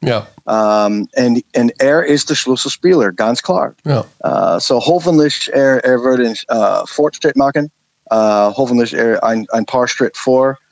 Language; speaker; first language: German; non-native, learner; English